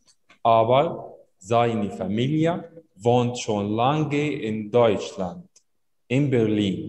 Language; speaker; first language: German; non-native, fluent; Arabic